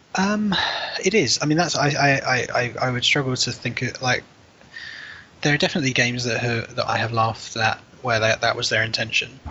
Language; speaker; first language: English; native; English